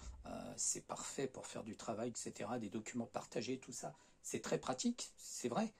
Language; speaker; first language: French; native; French